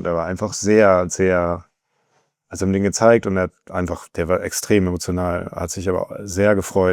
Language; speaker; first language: German; native; German